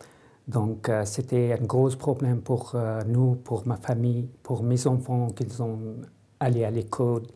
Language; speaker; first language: French; non-native, fluent; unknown